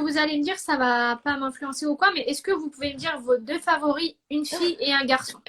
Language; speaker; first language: French; native; French